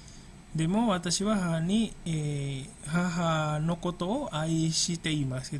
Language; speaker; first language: Japanese; non-native, fluent; Indonesian